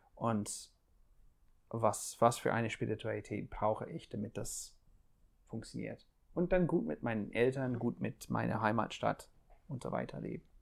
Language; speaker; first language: German; non-native, fluent; English